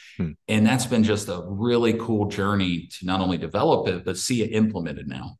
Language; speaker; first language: English; native; English